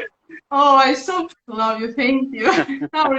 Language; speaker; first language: English; non-native, learner; Russian